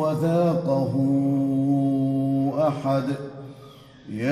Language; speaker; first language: Arabic; native; Arabic